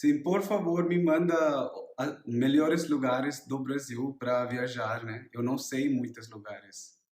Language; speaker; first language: Portuguese; non-native, learner; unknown